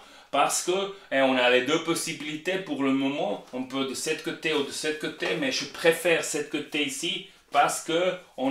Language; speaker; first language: French; non-native, learner; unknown